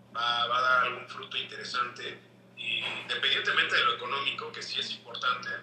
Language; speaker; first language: Spanish; native; Spanish